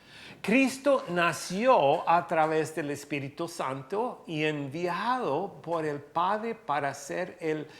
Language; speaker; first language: Spanish; non-native, fluent; English